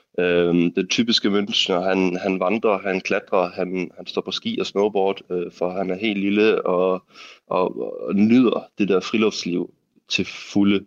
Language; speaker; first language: Danish; native; Danish